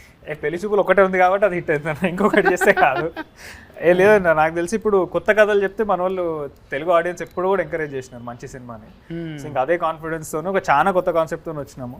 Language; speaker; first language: Telugu; native; Telugu